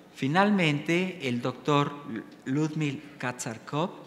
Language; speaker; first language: Spanish; native; Spanish